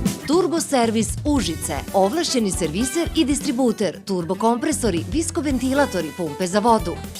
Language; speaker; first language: Serbian; native; Serbian